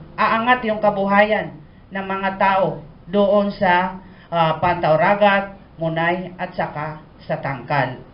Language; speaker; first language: Filipino; non-native, local second language; Maranao